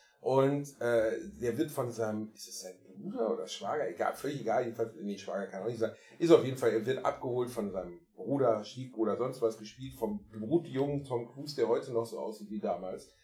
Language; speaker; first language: German; native; German